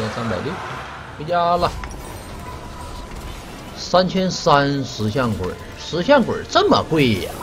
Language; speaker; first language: Chinese; native; Chinese